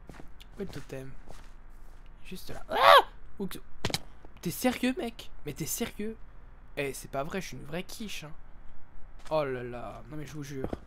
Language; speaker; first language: French; native; French